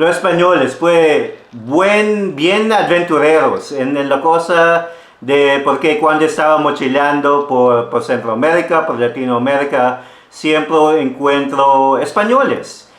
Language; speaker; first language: Spanish; non-native, fluent; Filipino